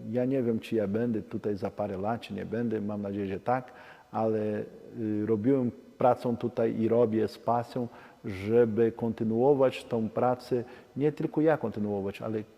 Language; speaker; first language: Polish; non-native, learner; Portuguese